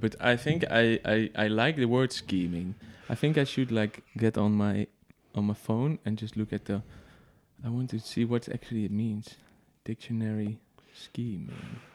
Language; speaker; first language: English; non-native, fluent; Dutch